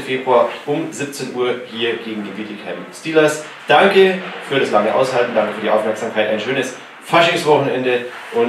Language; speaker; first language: German; native; German